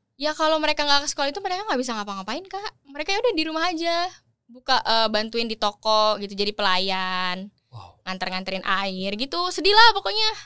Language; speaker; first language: Indonesian; native; Indonesian